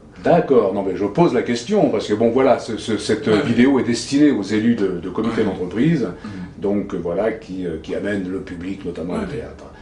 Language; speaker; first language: French; native; French